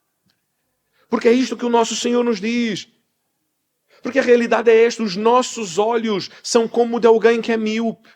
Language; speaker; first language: Portuguese; native; Portuguese